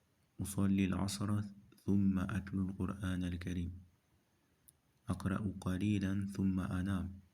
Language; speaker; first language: Arabic; non-native, fluent; French